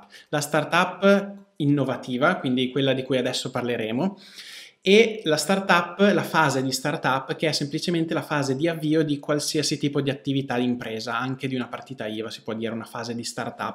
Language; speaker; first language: Italian; native; Italian